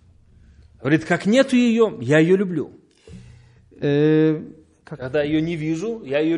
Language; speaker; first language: Polish; non-native, learner; Russian